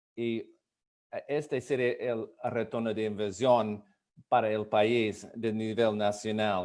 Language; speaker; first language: Spanish; non-native, fluent; English